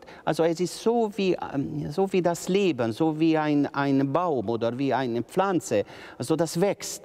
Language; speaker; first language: German; non-native, local second language; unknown